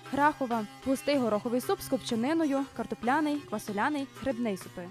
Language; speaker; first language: Ukrainian; native; Ukrainian